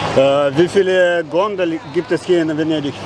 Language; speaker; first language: German; non-native, fluent; Russian